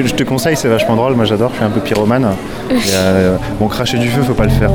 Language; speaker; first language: French; native; French